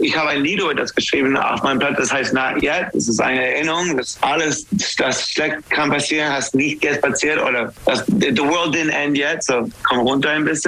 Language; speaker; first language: German; non-native, learner; English